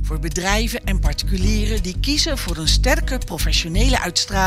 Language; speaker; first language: Dutch; native; Dutch